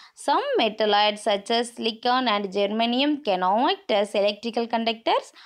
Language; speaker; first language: English; non-native, local second language; Tamil